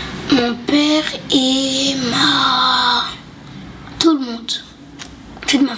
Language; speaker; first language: French; early bilingual, other home language; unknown